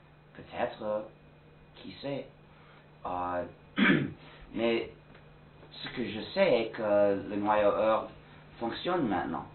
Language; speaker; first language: French; non-native, fluent; English